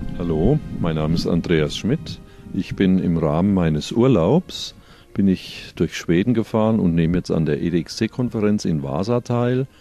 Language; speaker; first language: German; native; German